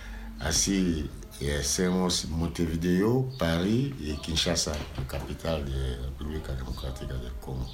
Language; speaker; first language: Spanish; non-native, learner; Lingala